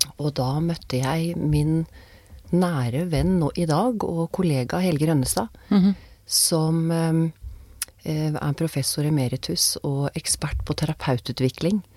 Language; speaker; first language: Norwegian; native; Norwegian